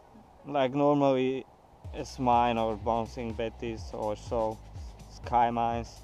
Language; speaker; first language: English; non-native, learner; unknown